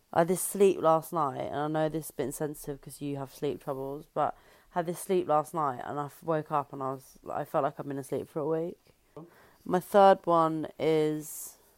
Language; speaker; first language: English; native; English